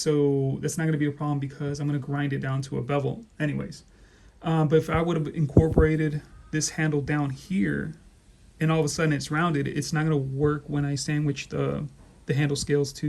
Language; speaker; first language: English; native; English